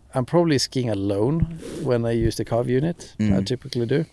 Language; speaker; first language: English; non-native, fluent; Swedish